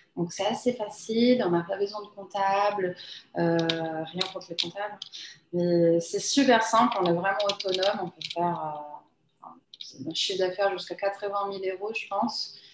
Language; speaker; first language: French; non-native, fluent; Portuguese